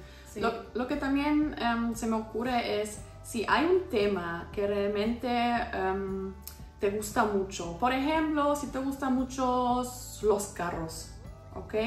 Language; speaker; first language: Spanish; non-native, fluent; German